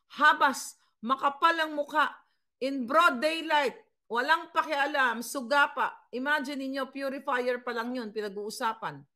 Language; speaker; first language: Filipino; non-native, local second language; Cebuano